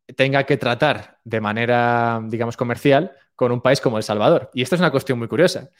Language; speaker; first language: Spanish; native; Spanish